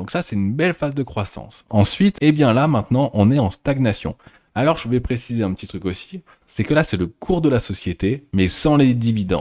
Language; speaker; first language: French; native; French